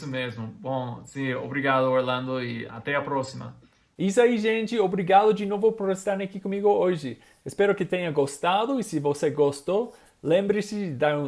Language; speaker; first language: Portuguese; non-native, fluent; English